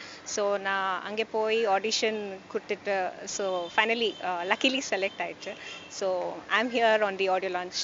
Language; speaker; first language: Tamil; non-native, learner; Kannada